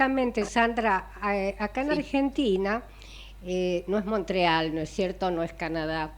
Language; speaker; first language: Spanish; native; Spanish